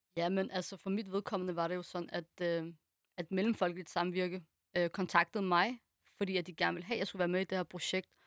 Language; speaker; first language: Danish; early bilingual, other home language; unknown